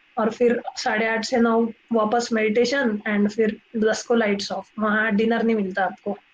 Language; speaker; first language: Hindi; non-native, local second language; Marathi